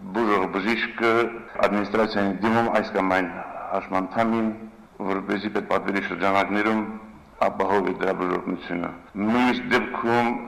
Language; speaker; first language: Armenian; native; Armenian